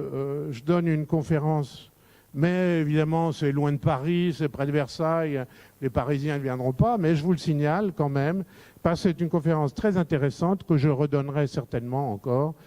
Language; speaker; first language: French; native; French